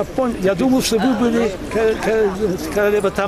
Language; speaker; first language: Russian; early bilingual, heritage; Russian